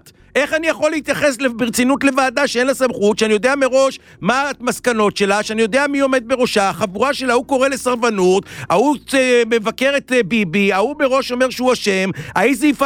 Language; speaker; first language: Hebrew; native; Hebrew